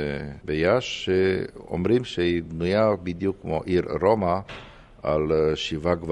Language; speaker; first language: Hebrew; non-native, fluent; Romanian